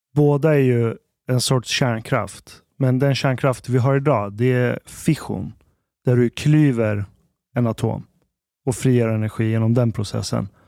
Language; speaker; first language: Swedish; early bilingual, other home language; Arabic